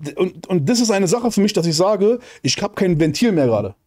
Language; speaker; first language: German; native; German